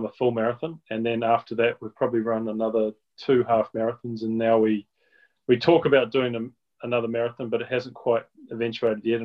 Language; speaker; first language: English; native; English